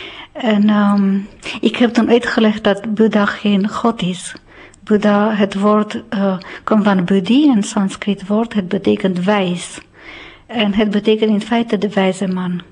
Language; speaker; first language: Dutch; non-native, fluent; Romanian